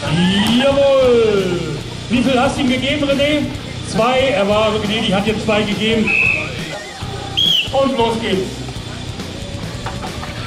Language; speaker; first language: German; native; German